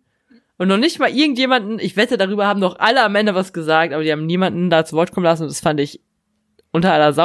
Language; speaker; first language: German; native; German